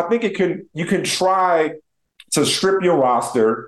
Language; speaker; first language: English; native; English